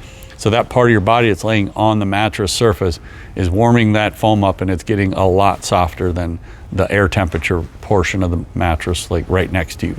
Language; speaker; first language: English; native; English